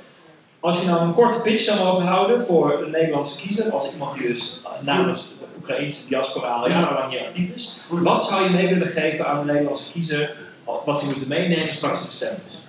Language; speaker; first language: Dutch; native; Dutch